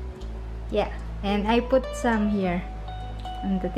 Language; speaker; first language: English; non-native, local second language; Filipino